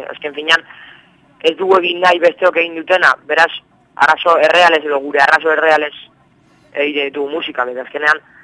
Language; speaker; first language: Basque; non-native, local second language; Spanish